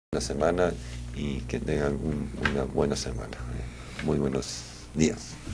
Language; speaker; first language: Spanish; native; Spanish